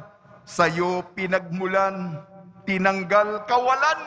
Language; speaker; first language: Filipino; native; Filipino